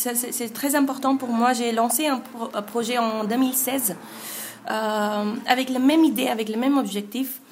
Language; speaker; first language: French; non-native, fluent; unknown